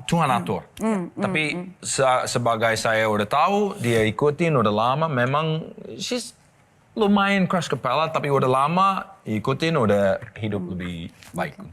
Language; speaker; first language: Indonesian; non-native, learner; English